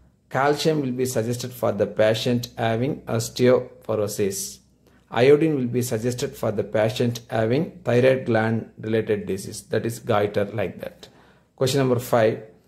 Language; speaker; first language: English; non-native, local second language; Tamil